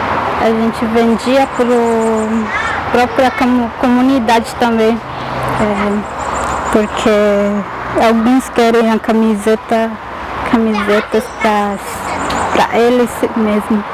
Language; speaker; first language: Portuguese; non-native, local second language; Guarani